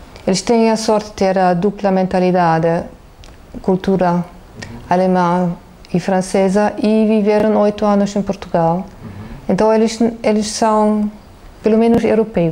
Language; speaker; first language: Portuguese; non-native, fluent; German